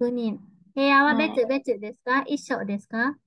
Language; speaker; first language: Japanese; non-native, fluent; Vietnamese